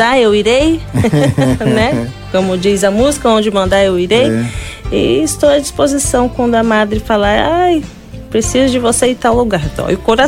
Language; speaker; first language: Portuguese; native; Portuguese